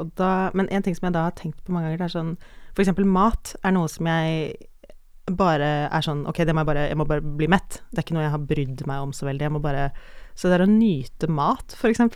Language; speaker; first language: Norwegian; native; Norwegian